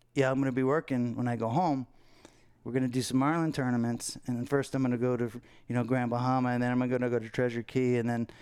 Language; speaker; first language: English; native; English